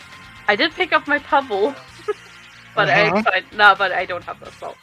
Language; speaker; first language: English; non-native, fluent; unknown